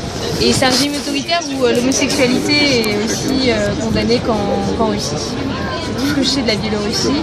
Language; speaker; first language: French; native; French